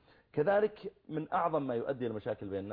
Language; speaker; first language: Arabic; native; Arabic